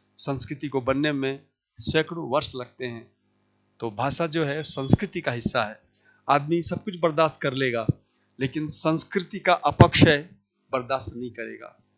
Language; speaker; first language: Hindi; native; Hindi